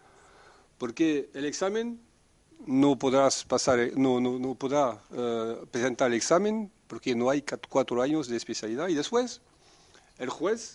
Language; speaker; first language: Spanish; non-native, fluent; French